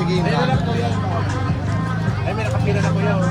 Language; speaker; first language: Filipino; native; Filipino